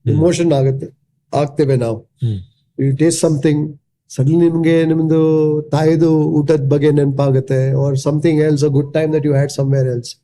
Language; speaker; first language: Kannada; non-native, local second language; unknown